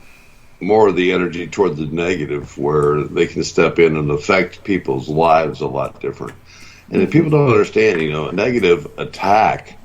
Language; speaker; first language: English; native; English